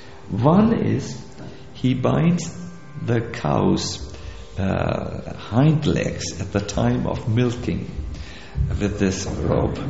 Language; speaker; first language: English; non-native, fluent; German